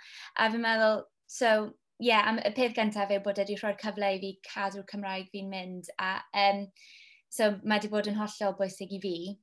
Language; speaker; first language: Welsh; non-native, local second language; English